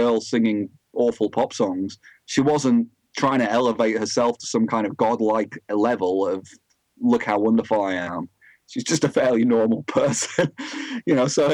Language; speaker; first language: English; native; English